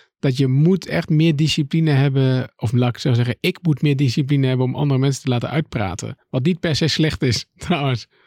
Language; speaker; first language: Dutch; native; Dutch